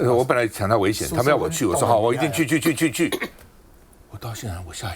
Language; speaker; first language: Chinese; native; Chinese